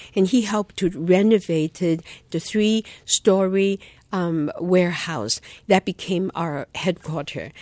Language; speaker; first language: English; non-native, fluent; Chinese